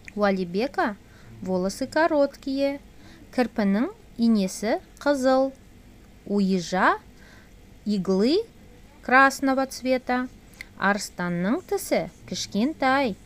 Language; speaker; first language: Russian; non-native, local second language; Kazakh